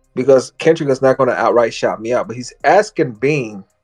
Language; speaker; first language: English; native; English